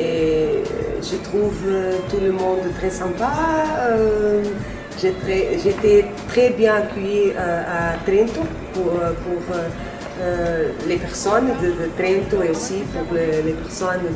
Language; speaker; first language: French; non-native, learner; Portuguese